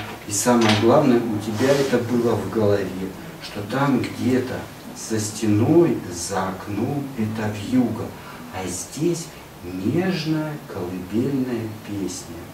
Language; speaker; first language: Russian; native; Russian